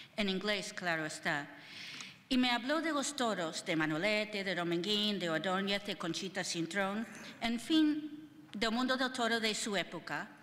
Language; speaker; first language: Spanish; non-native, fluent; English